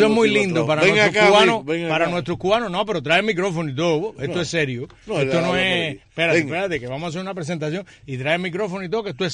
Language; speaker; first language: Spanish; native; Spanish